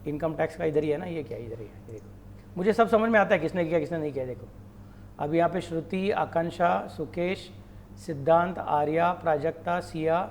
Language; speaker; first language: Hindi; non-native, local second language; Marathi